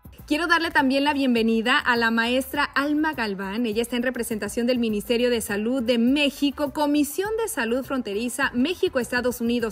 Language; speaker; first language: Spanish; native; Spanish